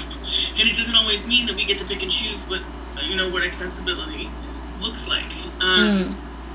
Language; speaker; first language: English; native; English